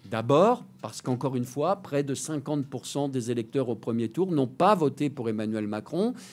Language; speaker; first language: French; native; French